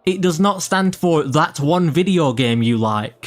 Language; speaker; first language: English; native; English